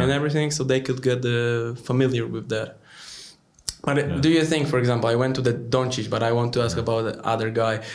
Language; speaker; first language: English; non-native, learner; Polish